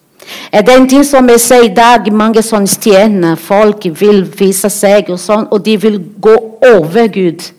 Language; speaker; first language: Norwegian; non-native, learner; Portuguese